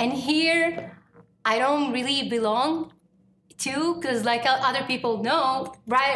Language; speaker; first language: English; non-native, fluent; Arabic